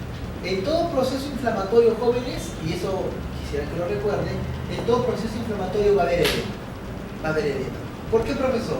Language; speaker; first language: Spanish; native; Spanish